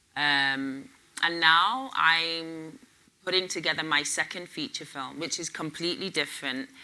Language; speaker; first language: English; native; English